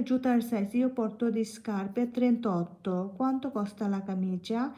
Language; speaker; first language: Italian; non-native, learner; Bangla